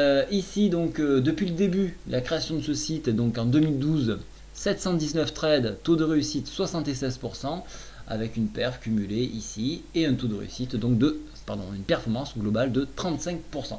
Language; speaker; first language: French; native; French